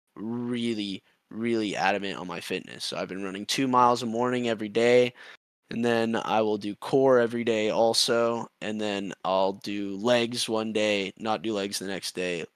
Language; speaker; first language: English; native; English